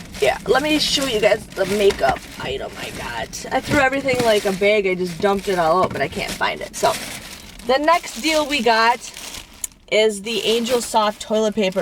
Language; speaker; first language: English; native; English